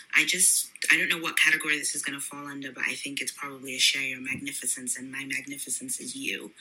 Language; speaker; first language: English; native; English